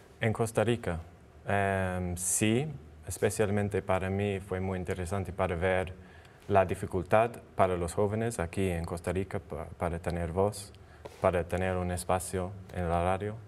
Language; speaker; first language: Spanish; non-native, learner; English